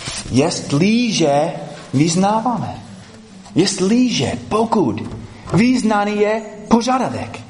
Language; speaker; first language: Czech; non-native, fluent; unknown